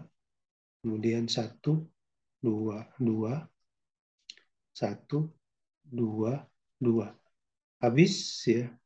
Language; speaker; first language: Indonesian; native; Indonesian